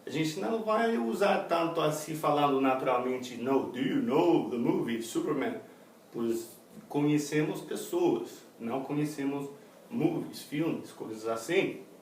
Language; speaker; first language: Portuguese; non-native, fluent; English